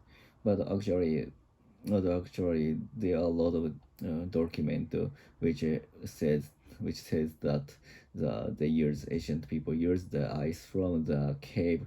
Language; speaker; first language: English; non-native, learner; Japanese